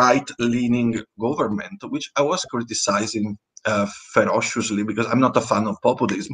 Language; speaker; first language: English; non-native, fluent; Italian